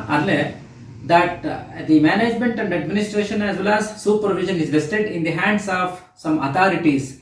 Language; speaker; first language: English; non-native, local second language; Kannada